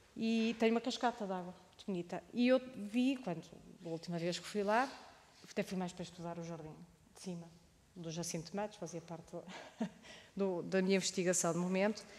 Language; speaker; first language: Portuguese; native; Portuguese